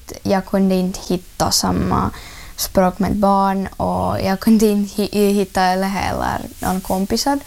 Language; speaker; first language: Swedish; early bilingual, other home language; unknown